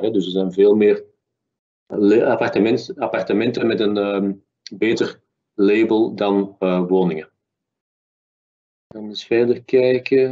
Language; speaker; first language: Dutch; native; Dutch